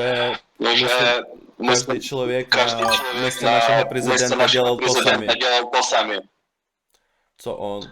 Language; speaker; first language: Czech; non-native, learner; Russian